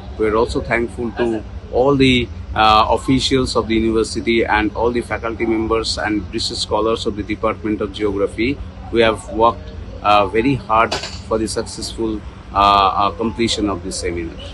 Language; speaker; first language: English; non-native, local second language; Bangla